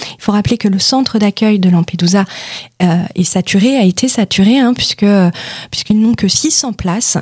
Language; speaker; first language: French; native; French